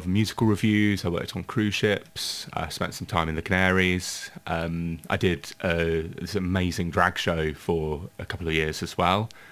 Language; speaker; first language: English; native; English